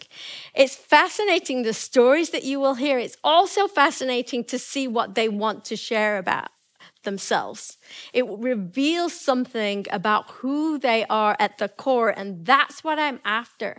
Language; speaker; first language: English; native; English